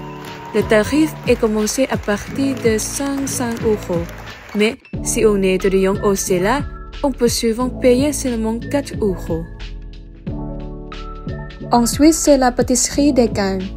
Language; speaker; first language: French; non-native, fluent; Thai